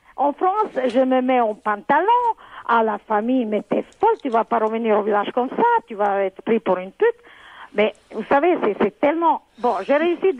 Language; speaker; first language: French; non-native, fluent; Serbian